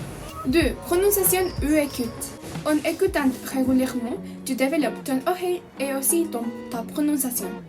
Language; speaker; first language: French; non-native, learner; Spanish